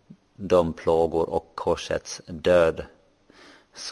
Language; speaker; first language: Swedish; non-native, local second language; Finnish